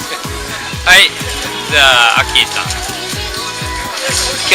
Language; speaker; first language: Japanese; native; Japanese